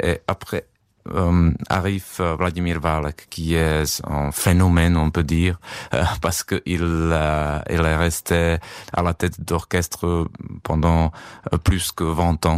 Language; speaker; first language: French; non-native, fluent; Czech